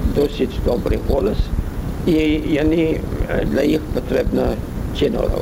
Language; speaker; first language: Belarusian; non-native, learner; French